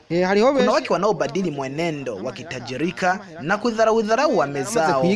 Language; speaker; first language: Swahili; non-native, local second language; Rundi